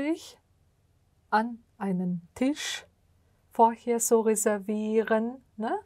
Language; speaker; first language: German; non-native, fluent; Uzbek